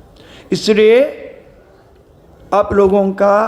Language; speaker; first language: Hindi; non-native, learner; Japanese